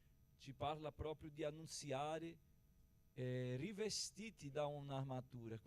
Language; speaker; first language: Italian; non-native, fluent; Portuguese